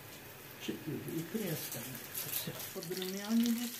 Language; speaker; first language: Russian; native; Russian